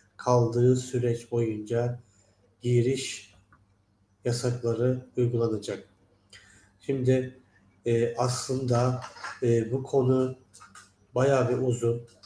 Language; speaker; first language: Turkish; non-native, fluent; Turkmen